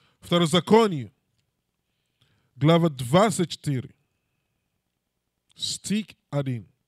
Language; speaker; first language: Russian; non-native, learner; English